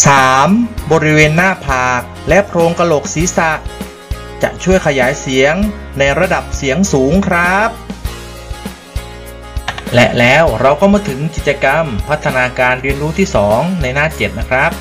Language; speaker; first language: Thai; native; Thai